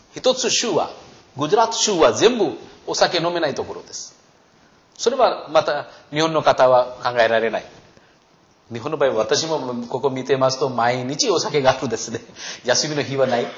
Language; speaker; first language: Japanese; non-native, fluent; Hindi